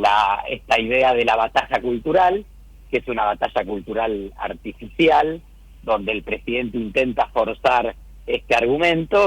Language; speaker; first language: Spanish; native; Spanish